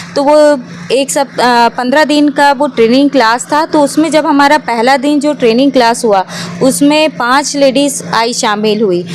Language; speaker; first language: Hindi; native; Hindi